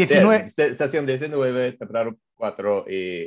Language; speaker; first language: Spanish; non-native, learner; English